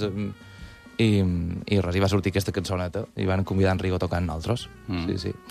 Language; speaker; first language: Catalan; native; Catalan